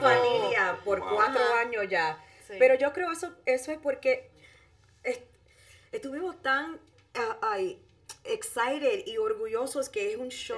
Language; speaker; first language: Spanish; early bilingual, heritage; Spanish